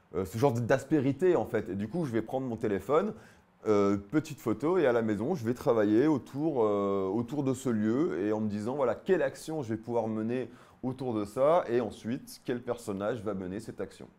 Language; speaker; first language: French; native; French